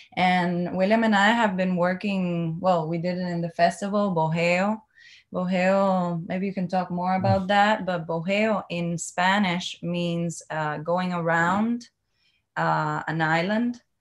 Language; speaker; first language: English; non-native, learner; Spanish